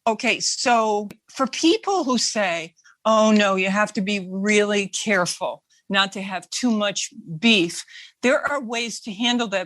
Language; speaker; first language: English; native; English